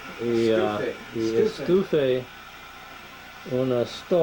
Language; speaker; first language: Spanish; non-native, learner; English